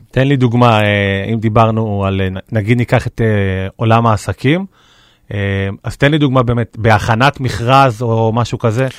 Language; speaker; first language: Hebrew; native; Hebrew